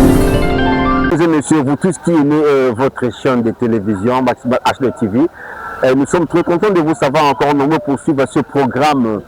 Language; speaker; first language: French; non-native, local second language; Lingala